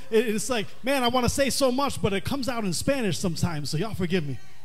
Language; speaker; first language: English; non-native, local second language; Spanish